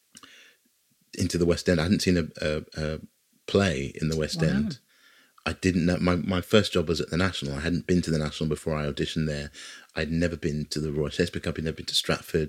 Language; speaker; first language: English; native; English